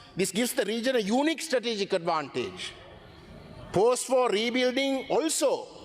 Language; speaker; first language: English; non-native, local second language; Tamil